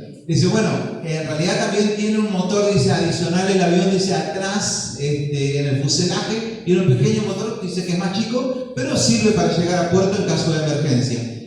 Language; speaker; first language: Spanish; native; Spanish